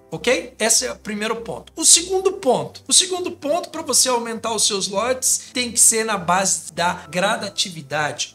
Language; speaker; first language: Portuguese; native; Portuguese